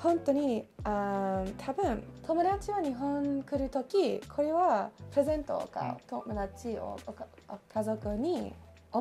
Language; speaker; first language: Japanese; non-native, learner; English